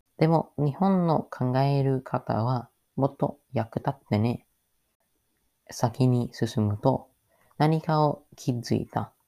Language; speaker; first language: Japanese; non-native, learner; English